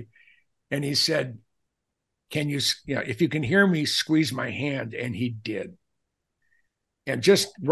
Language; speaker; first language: English; native; English